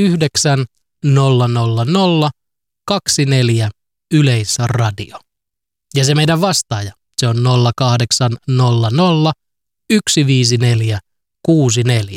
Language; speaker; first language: Finnish; native; Finnish